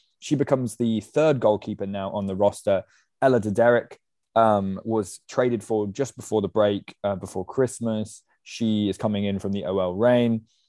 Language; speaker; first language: English; native; English